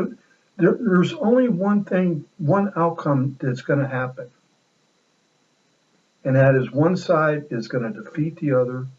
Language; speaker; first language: English; native; English